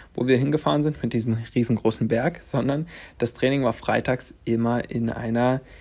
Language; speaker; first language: German; native; German